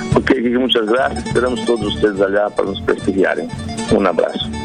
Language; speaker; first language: Spanish; non-native, fluent; Portuguese